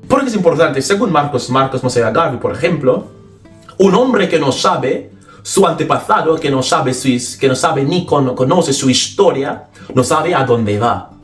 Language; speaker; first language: Spanish; non-native, fluent; English